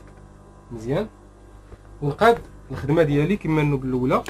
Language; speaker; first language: Arabic; native; Arabic